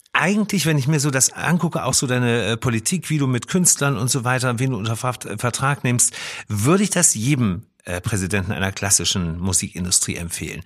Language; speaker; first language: German; native; German